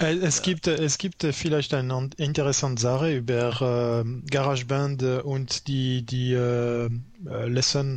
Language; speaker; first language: German; non-native, learner; French